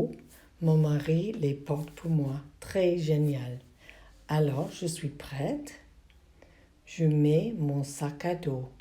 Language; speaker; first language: French; non-native, learner; English